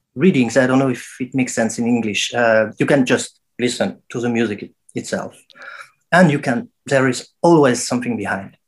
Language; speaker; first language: English; non-native, fluent; French